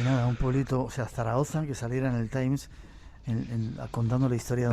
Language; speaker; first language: Spanish; native; Spanish